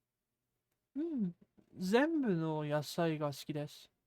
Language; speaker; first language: Japanese; non-native, fluent; English